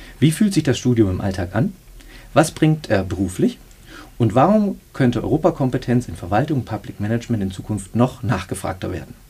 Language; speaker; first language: German; native; German